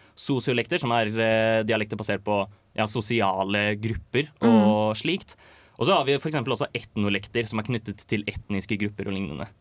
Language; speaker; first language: Norwegian; native; Norwegian